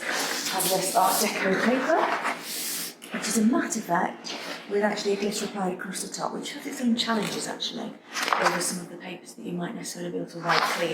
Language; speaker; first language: English; native; English